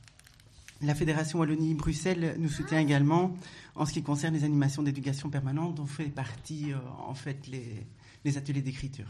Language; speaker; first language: French; native; French